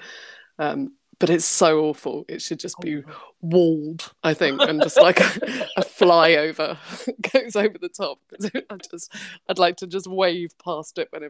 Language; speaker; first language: English; native; English